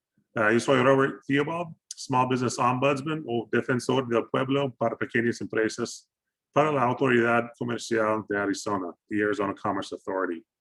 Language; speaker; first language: Spanish; non-native, fluent; English